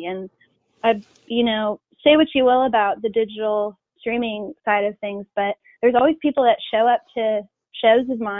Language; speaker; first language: English; native; English